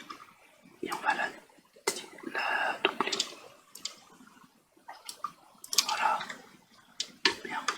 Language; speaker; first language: French; native; French